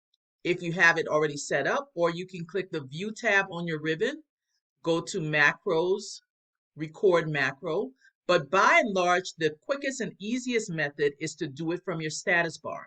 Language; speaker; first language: English; native; English